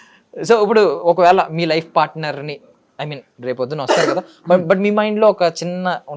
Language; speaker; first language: Telugu; native; Telugu